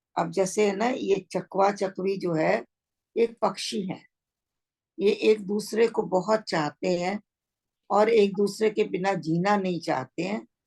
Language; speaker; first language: Hindi; native; Hindi